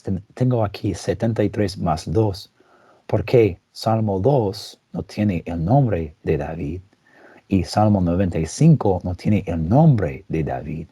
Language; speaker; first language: Spanish; non-native, fluent; English